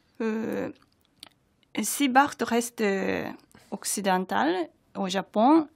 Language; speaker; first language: French; non-native, fluent; Japanese